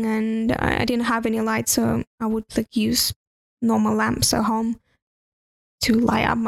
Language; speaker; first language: English; non-native, fluent; Russian